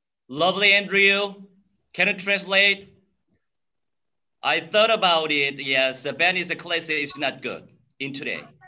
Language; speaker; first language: English; non-native, learner; Korean